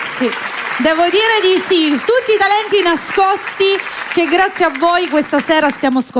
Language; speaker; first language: Italian; native; Italian